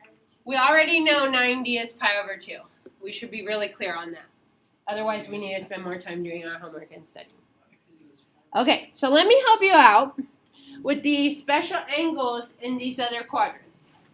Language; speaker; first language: English; native; English